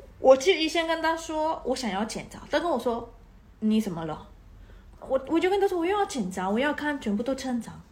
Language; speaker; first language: Chinese; non-native, fluent; Spanish